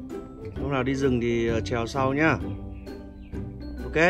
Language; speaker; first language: Vietnamese; native; Vietnamese